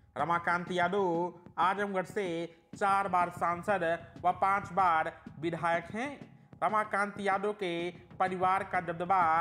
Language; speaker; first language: Hindi; native; Hindi